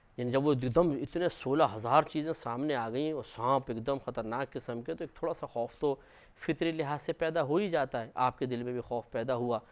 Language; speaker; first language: Urdu; native; Urdu